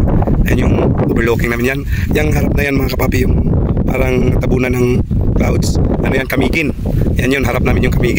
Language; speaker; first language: Filipino; non-native, local second language; Cebuano